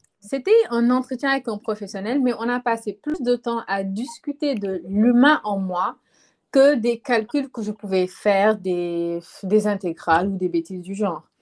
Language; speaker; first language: French; non-native, local second language; Wolof